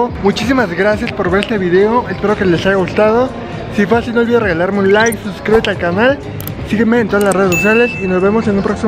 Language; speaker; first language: Spanish; native; Spanish